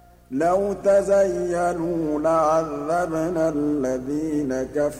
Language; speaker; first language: Arabic; native; Arabic